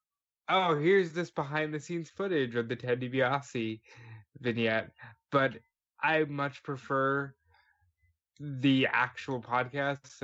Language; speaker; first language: English; native; English